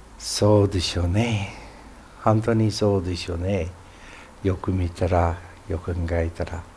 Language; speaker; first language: Japanese; non-native, fluent; English